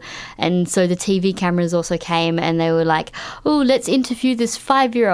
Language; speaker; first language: English; native; English